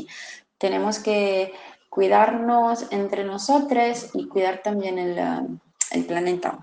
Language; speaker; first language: Spanish; non-native, fluent; Italian